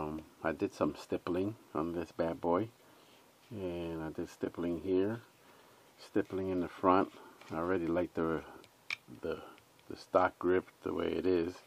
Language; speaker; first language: English; native; English